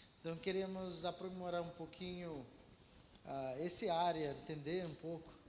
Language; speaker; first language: Portuguese; non-native, fluent; Malayalam